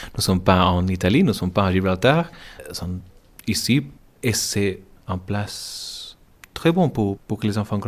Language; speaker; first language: French; non-native, learner; English